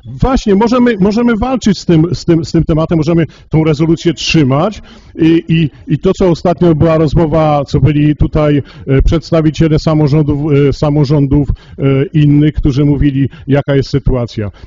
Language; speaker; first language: Polish; native; Polish